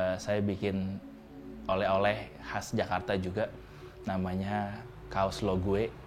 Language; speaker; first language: Indonesian; native; Indonesian